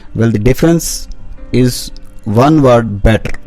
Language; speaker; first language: English; non-native, local second language; Punjabi